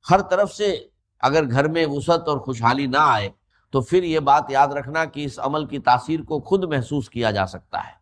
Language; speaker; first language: Urdu; native; Urdu